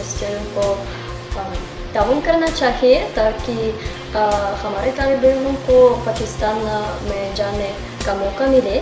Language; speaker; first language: Hindi; non-native, fluent; Russian